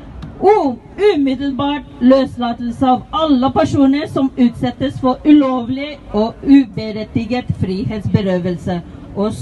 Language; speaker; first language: Norwegian; non-native, fluent; Tibetan